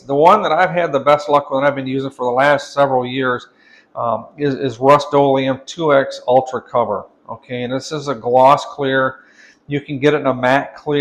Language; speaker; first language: English; native; English